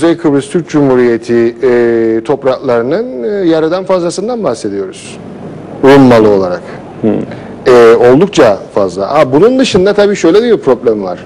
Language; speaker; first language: Turkish; native; Turkish